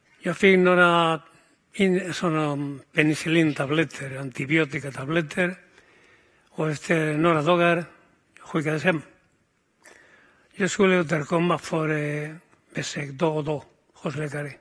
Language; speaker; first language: Swedish; non-native, fluent; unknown